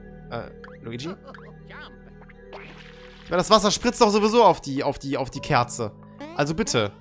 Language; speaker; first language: German; native; German